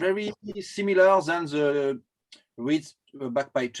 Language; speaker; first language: English; non-native, learner; French